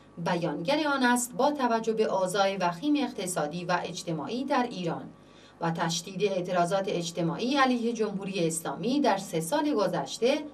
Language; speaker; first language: Persian; non-native, local second language; Central Kurdish